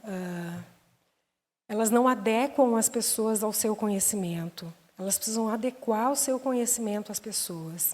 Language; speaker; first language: Portuguese; native; Portuguese